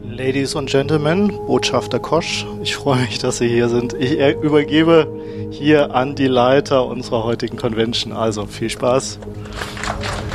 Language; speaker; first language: German; native; German